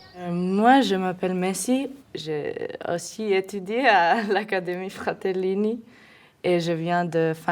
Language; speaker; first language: French; non-native, fluent; Finnish